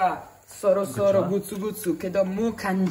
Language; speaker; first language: Japanese; non-native, learner; Italian